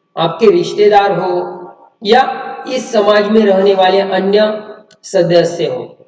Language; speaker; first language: Hindi; non-native, local second language; Marathi